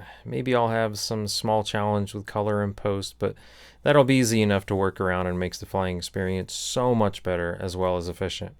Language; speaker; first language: English; native; English